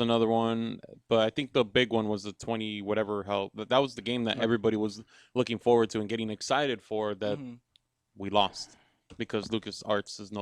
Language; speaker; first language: English; native; English